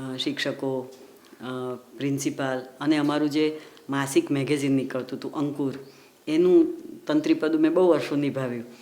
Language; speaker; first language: Gujarati; native; Gujarati